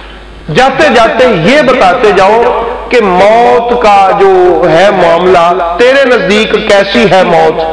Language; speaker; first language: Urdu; non-native, local second language; Punjabi